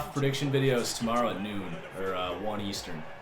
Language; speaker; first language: English; native; English